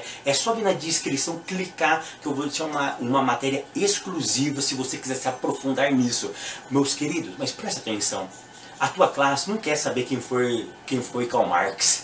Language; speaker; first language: Portuguese; native; Portuguese